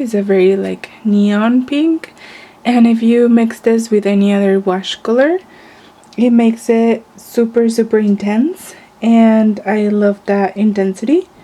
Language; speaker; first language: English; non-native, fluent; Spanish